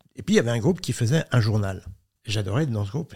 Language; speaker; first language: French; native; French